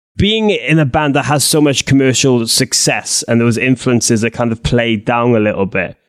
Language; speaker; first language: English; native; English